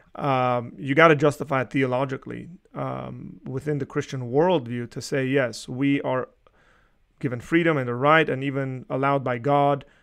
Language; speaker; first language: English; early bilingual, other home language; Armenian